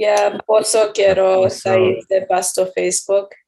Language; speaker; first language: Greek; non-native, learner; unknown